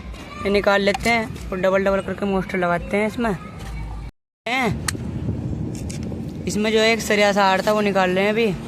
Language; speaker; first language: Hindi; native; Hindi